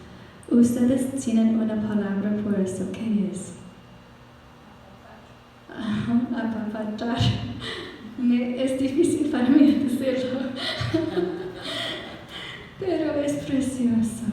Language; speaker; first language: Spanish; non-native, fluent; English